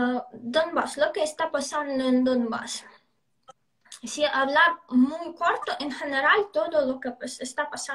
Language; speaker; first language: Spanish; non-native, fluent; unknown